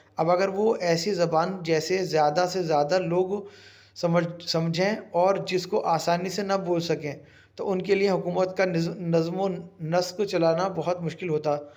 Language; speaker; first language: Urdu; native; Urdu